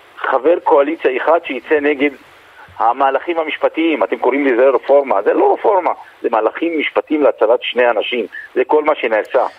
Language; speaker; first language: Hebrew; non-native, local second language; Arabic